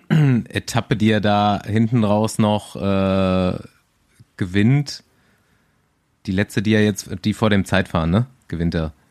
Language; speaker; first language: German; native; German